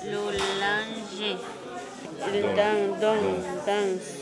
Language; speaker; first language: French; non-native, learner; Spanish